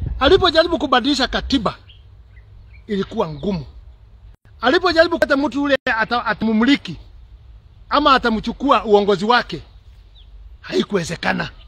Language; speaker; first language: Swahili; native; Swahili